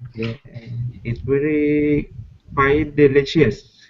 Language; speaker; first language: English; non-native, learner; Thai